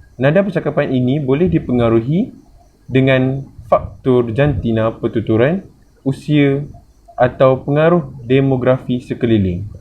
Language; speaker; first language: Malay; native; Malay